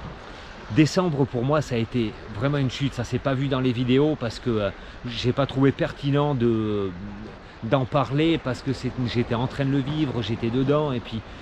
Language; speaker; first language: French; native; French